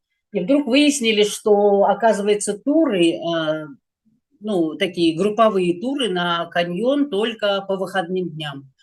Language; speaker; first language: Russian; native; Russian